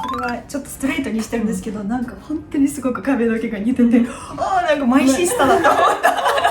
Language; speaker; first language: Japanese; non-native, fluent; Russian